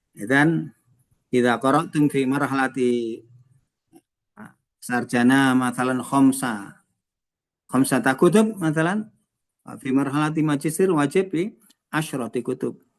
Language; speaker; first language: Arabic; non-native, fluent; Indonesian